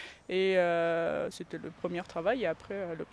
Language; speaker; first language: French; non-native, fluent; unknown